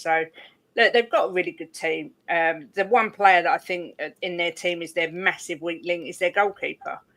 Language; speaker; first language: English; native; English